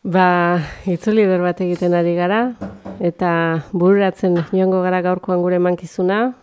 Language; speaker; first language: Basque; native; Basque